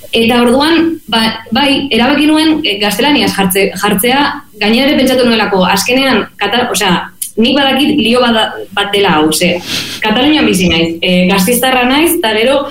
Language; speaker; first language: Basque; non-native, local second language; Spanish